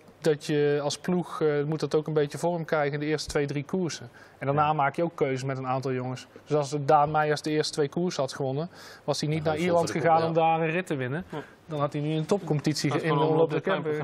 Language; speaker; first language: Dutch; native; Dutch